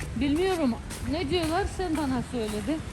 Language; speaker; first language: Turkish; non-native, learner; Russian